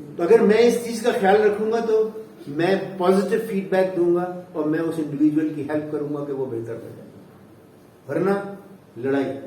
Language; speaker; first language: Urdu; native; Urdu